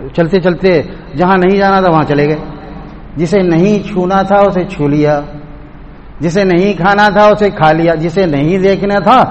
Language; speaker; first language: Urdu; native; Urdu